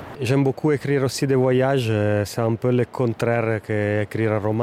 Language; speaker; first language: French; non-native, fluent; Italian